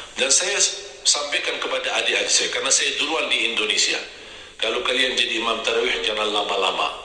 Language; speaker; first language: Indonesian; non-native, fluent; Arabic